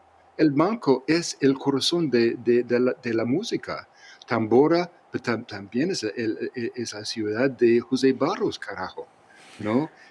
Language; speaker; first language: Spanish; non-native, fluent; English